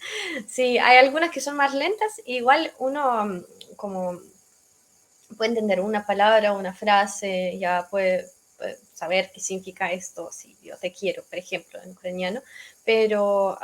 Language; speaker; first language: Spanish; non-native, fluent; Russian